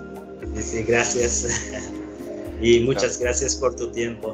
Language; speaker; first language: Spanish; non-native, learner; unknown